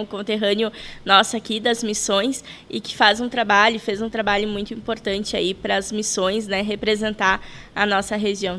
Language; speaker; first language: Portuguese; native; Portuguese